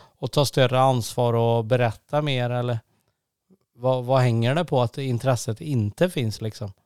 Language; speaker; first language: Swedish; native; Swedish